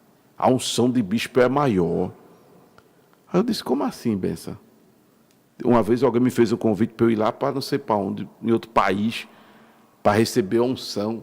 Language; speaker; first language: Portuguese; native; Portuguese